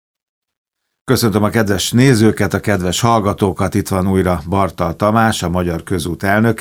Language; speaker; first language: Hungarian; native; Hungarian